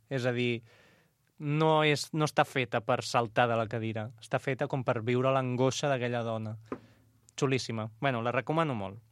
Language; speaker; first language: Catalan; non-native, local second language; Spanish